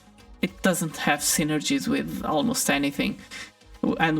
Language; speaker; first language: English; non-native, fluent; Portuguese